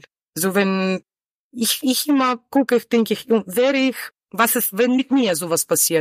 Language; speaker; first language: German; non-native, learner; Ukrainian